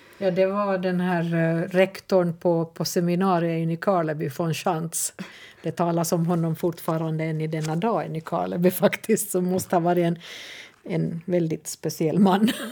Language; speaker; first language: Swedish; native; Swedish